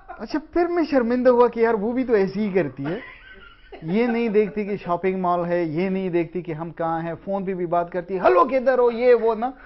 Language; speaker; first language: Urdu; non-native, local second language; Pashto